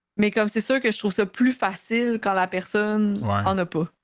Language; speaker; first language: French; native; French